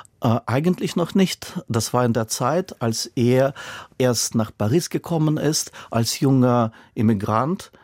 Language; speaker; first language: German; non-native, fluent; Russian